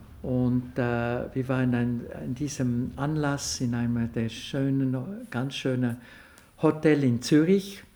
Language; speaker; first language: German; non-native, local second language; French